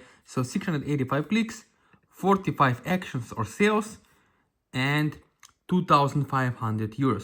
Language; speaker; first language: English; non-native, fluent; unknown